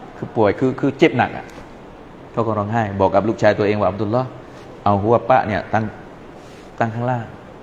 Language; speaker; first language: Thai; non-native, local second language; Malay